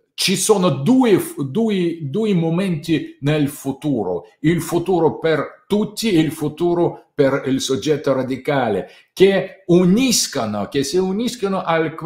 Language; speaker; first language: Italian; non-native, fluent; Russian